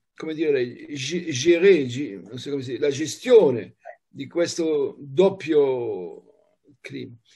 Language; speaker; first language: Italian; non-native, fluent; Arabic